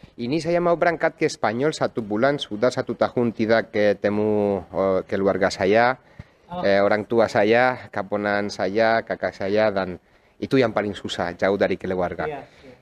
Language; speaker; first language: Indonesian; non-native, fluent; Catalan